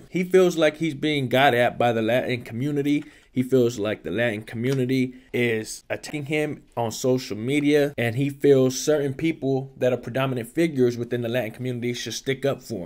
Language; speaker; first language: English; native; English